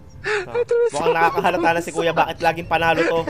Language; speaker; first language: Filipino; native; Filipino